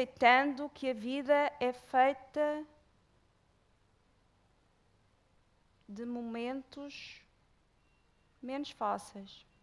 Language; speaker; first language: Portuguese; native; Portuguese